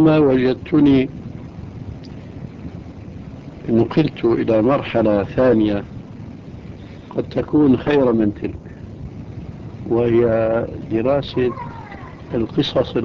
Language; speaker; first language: Arabic; early bilingual, other home language; Albanian